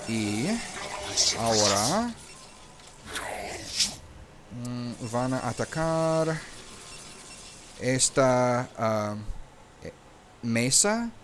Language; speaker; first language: Spanish; non-native, learner; English